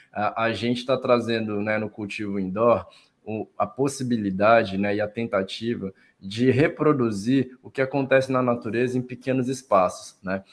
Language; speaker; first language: Portuguese; native; Portuguese